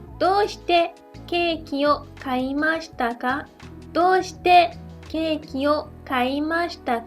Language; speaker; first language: Japanese; non-native, fluent; French